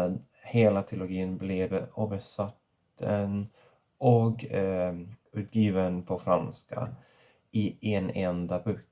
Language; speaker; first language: Swedish; non-native, fluent; Catalan